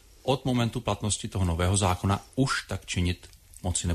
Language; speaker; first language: Czech; native; Czech